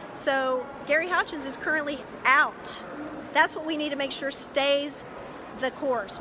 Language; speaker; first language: English; native; English